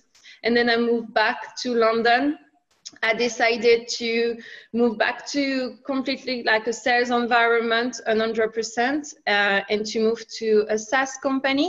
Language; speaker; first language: English; non-native, fluent; French